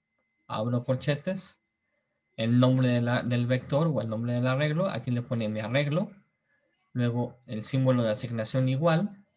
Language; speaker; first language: Spanish; native; Spanish